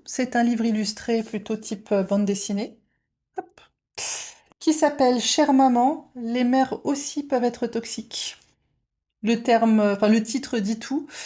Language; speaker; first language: French; native; French